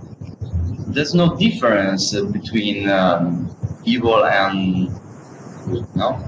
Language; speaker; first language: English; non-native, learner; Italian